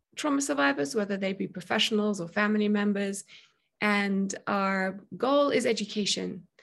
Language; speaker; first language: English; native; English